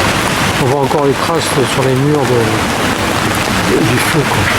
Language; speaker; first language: French; native; French